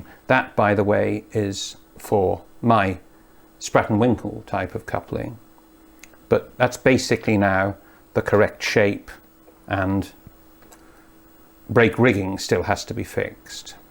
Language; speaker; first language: English; native; English